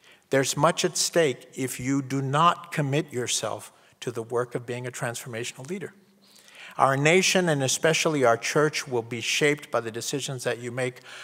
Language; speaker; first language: English; native; English